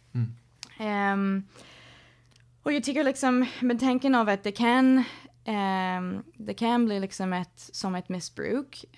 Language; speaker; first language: Swedish; non-native, fluent; English